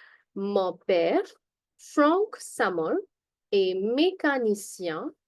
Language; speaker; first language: French; non-native, fluent; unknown